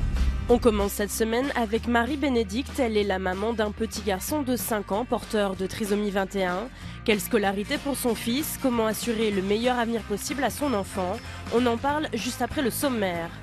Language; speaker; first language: French; native; French